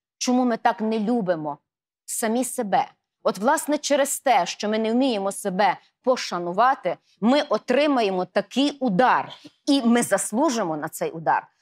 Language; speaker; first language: Ukrainian; native; Ukrainian